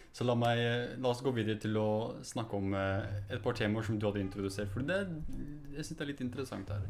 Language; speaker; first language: Norwegian; early bilingual, other home language; Arabic